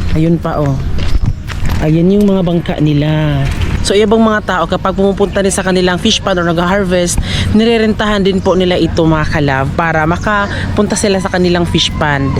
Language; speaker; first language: Filipino; non-native, local second language; Cebuano